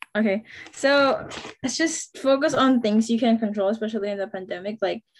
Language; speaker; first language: English; non-native, local second language; Filipino